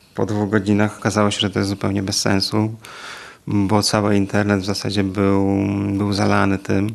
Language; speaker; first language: Polish; native; Polish